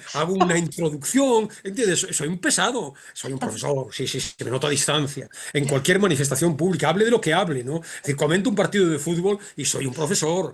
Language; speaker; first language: Spanish; native; Spanish